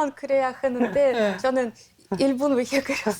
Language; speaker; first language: Korean; non-native, learner; Russian